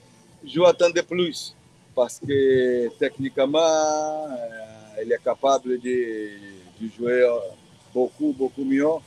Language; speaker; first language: French; non-native, fluent; Portuguese